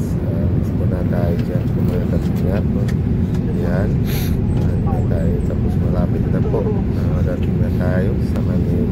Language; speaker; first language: Filipino; non-native, learner; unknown